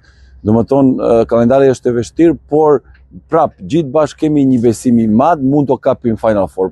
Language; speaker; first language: Albanian; non-native, learner; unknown